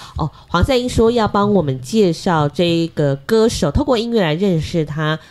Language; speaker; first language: Chinese; native; Chinese